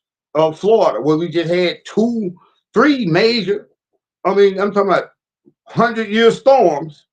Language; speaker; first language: English; native; English